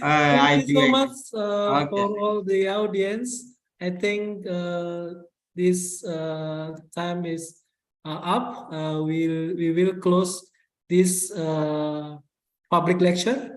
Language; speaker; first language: English; non-native, fluent; Indonesian